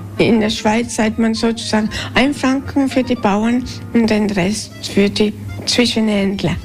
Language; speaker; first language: German; early bilingual, heritage; Spanish